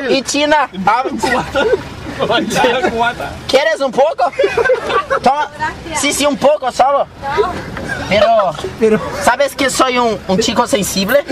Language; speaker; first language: Spanish; non-native, learner; Portuguese